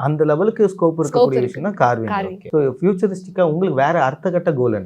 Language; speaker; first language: Tamil; native; Tamil